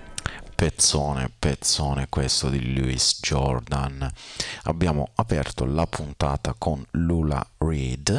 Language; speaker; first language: Italian; native; Italian